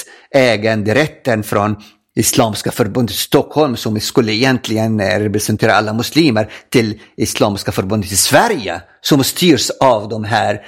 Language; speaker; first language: Swedish; non-native, fluent; Arabic